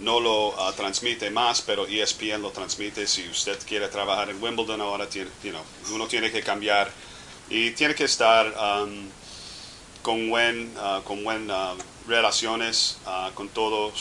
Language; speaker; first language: Spanish; non-native, fluent; English